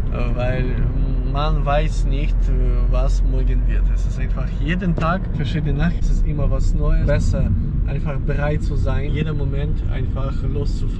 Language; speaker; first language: German; non-native, fluent; Ukrainian